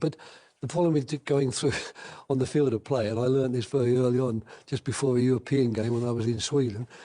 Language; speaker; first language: English; native; English